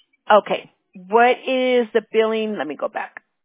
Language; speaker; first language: English; early bilingual, other home language; Spanish